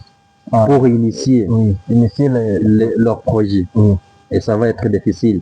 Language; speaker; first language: French; non-native, learner; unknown